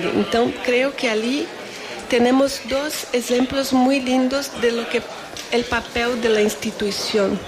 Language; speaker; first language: Spanish; non-native, fluent; Portuguese